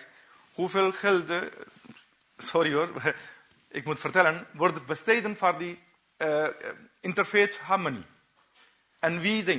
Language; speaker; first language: Dutch; non-native, learner; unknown